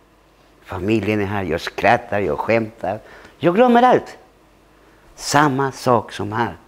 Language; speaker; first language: Swedish; early bilingual, other home language; Spanish